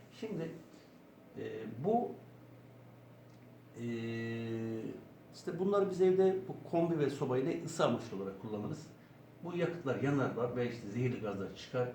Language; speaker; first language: Turkish; native; Turkish